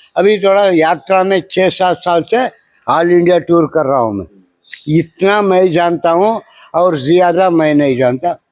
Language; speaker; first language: Hindi; non-native, local second language; Kannada